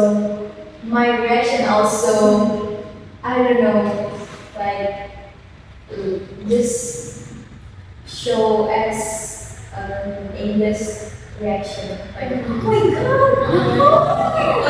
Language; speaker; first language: English; non-native, learner; Indonesian